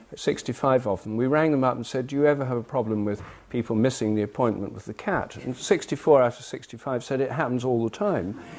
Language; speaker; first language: English; native; English